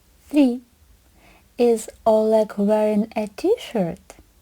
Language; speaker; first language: English; non-native, fluent; Ukrainian